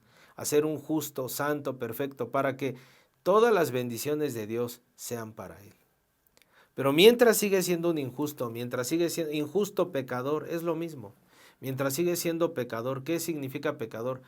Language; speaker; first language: Spanish; native; Spanish